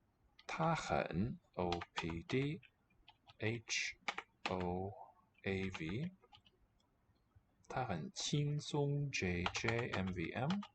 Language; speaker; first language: Chinese; non-native, learner; English